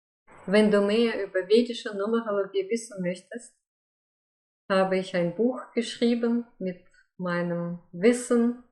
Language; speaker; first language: German; non-native, fluent; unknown